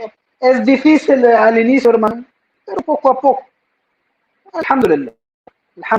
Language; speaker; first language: Spanish; non-native, fluent; Arabic